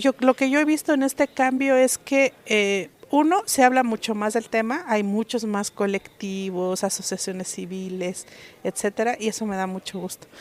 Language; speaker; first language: Spanish; non-native, local second language; Mixtepec Mixtec